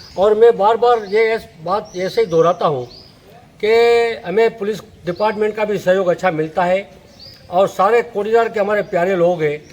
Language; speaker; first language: Hindi; non-native, local second language; Gujarati